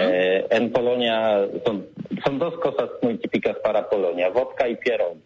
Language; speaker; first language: Spanish; non-native, learner; Polish